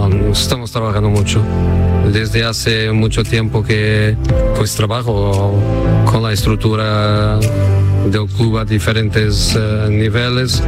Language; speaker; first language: Spanish; non-native, fluent; Portuguese